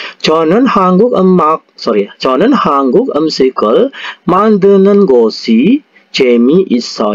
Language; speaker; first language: Korean; non-native, fluent; Indonesian